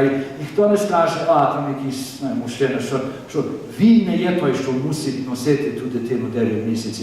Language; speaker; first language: Ukrainian; early bilingual, heritage; Ukrainian